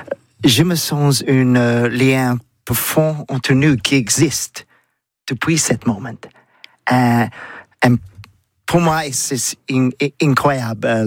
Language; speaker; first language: French; non-native, learner; English